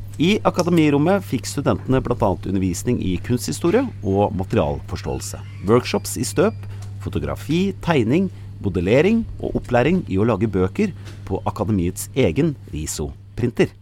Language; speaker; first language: Norwegian; native; Norwegian